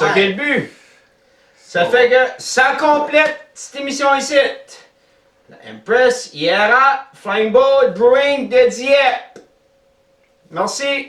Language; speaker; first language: French; native; French